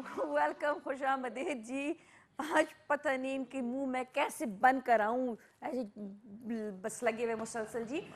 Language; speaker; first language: Urdu; non-native, local second language; Pashto